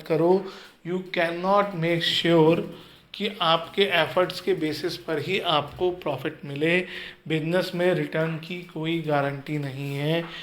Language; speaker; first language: Hindi; native; Hindi